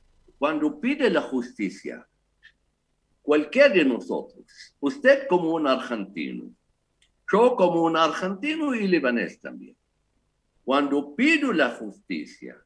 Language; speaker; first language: Spanish; non-native, fluent; Arabic